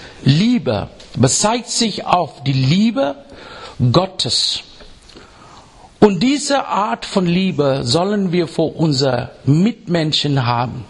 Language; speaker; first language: German; non-native, fluent; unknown